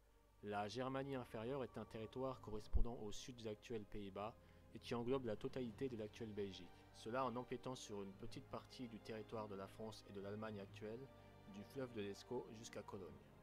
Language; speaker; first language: French; native; French